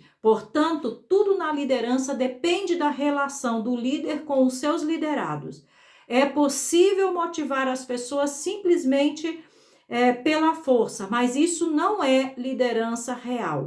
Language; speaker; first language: Portuguese; native; Portuguese